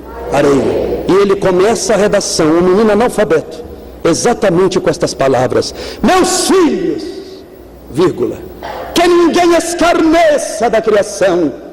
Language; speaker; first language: Portuguese; native; Portuguese